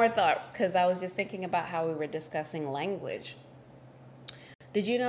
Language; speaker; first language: English; early bilingual, other home language; Shona